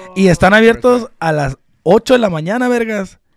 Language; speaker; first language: Spanish; early bilingual, other home language; English